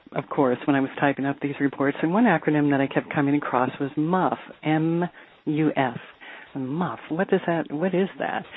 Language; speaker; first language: English; native; English